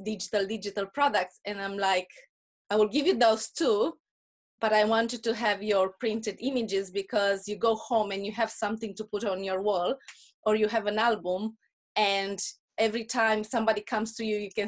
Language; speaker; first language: English; non-native, fluent; Russian